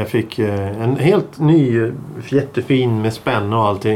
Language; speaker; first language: Swedish; native; Swedish